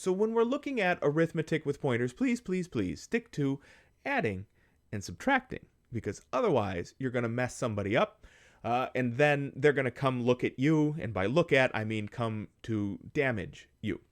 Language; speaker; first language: English; native; English